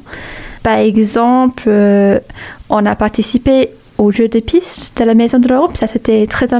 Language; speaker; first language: French; non-native, fluent; English